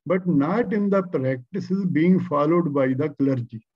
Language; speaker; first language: English; non-native, local second language; Punjabi